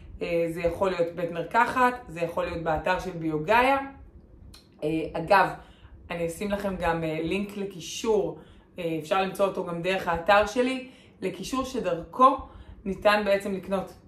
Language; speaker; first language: Hebrew; native; Hebrew